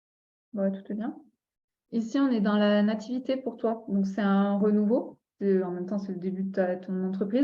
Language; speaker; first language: French; native; French